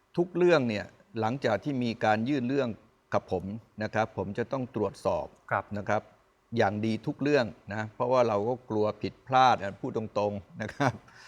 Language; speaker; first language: Thai; native; Thai